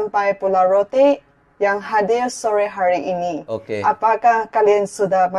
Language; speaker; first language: Indonesian; non-native, fluent; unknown